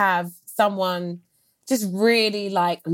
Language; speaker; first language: English; native; English